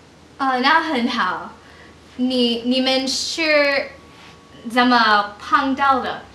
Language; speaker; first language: Chinese; non-native, learner; English